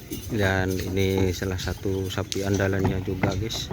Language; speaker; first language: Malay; non-native, local second language; Madurese